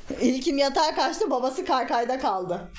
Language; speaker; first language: Turkish; native; Turkish